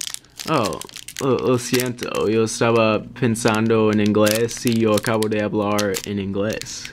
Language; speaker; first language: Spanish; non-native, learner; English